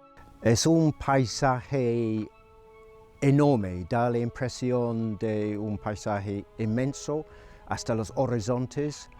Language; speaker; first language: Spanish; non-native, fluent; English